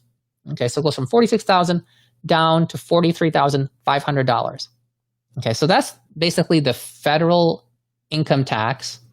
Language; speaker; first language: English; native; English